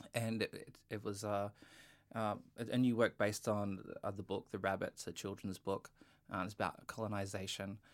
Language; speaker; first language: English; native; English